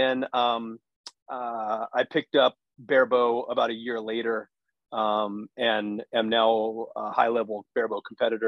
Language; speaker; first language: English; native; English